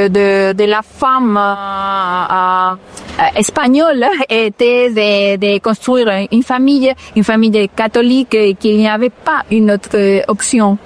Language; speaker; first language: French; non-native, fluent; Spanish